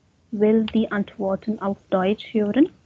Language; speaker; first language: German; non-native, fluent; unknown